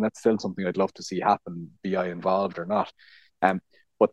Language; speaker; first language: English; native; English